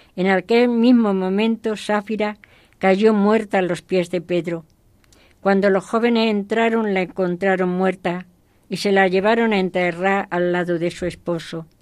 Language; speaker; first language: Spanish; native; Spanish